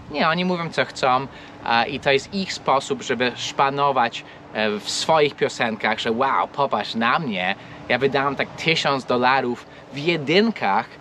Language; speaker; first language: Polish; non-native, fluent; English